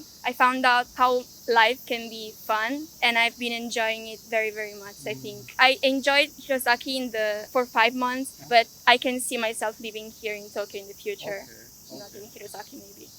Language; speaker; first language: English; non-native, fluent; Italian